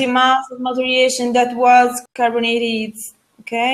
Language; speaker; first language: English; non-native, learner; Italian